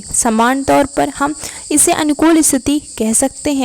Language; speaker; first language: Hindi; native; Hindi